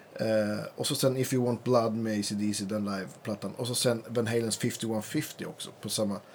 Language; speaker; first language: Swedish; native; Swedish